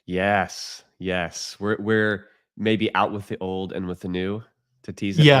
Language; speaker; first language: English; native; English